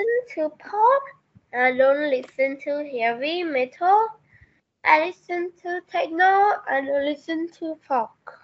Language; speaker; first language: English; non-native, learner; Vietnamese